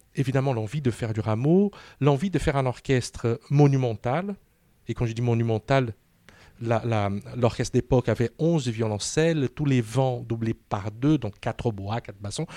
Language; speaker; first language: French; non-native, fluent; Portuguese